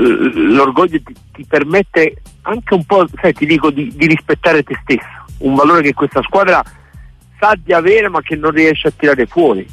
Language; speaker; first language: Italian; native; Italian